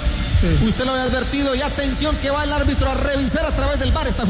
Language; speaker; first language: Spanish; native; Spanish